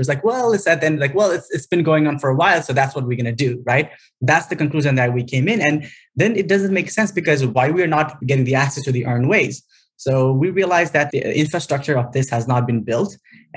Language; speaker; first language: English; non-native, local second language; Nepali